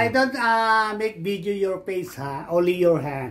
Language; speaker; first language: English; non-native, learner; Filipino